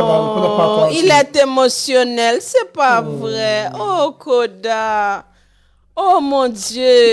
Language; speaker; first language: French; non-native, local second language; Haitian Creole